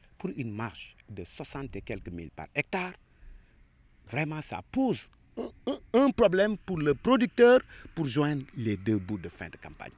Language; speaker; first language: French; non-native, local second language; Wolof